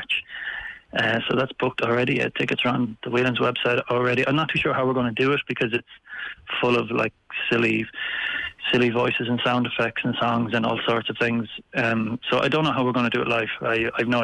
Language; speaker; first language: English; native; English